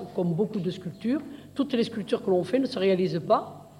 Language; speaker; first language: French; native; French